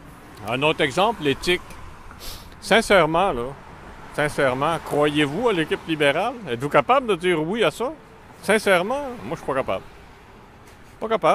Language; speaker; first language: French; native; French